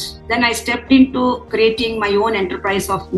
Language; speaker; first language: English; non-native, local second language; Tamil